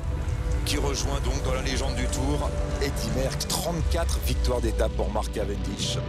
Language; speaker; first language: French; native; French